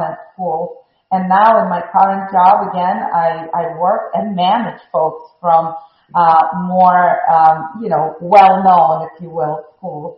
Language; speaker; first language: English; non-native, fluent; Russian